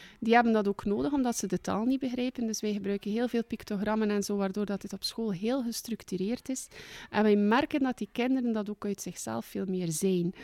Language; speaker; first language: Dutch; native; Dutch